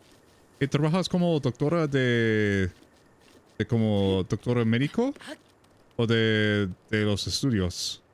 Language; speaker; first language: Spanish; non-native, fluent; English